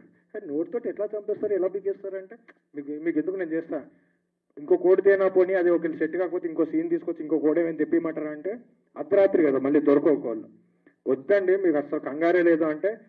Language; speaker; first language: Telugu; native; Telugu